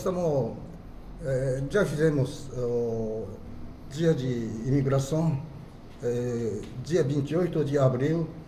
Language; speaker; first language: Portuguese; non-native, fluent; Japanese